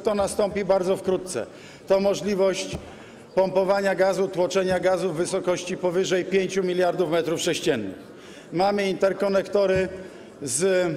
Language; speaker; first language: Polish; native; Polish